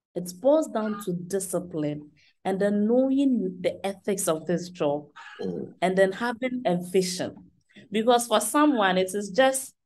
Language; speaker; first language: English; non-native, local second language; Akan